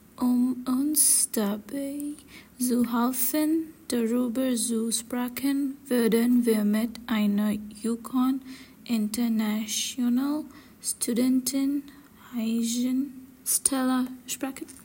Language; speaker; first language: German; non-native, learner; English